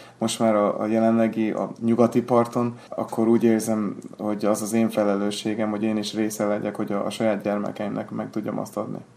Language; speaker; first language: Hungarian; early bilingual, heritage; Hungarian